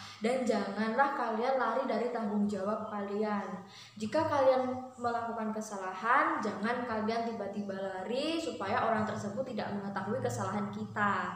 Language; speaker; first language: Indonesian; native; Indonesian